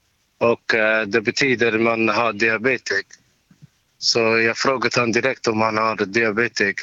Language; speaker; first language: Swedish; non-native, learner; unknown